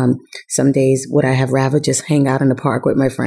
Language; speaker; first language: English; native; English